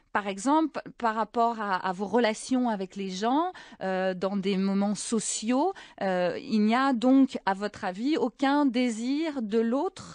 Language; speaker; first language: French; native; French